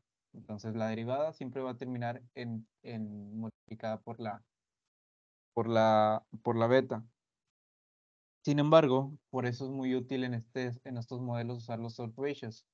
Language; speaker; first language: Spanish; native; Spanish